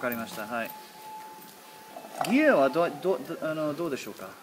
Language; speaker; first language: Japanese; non-native, learner; English